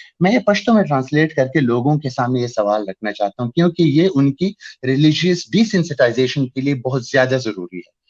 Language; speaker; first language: Urdu; non-native, local second language; Pashto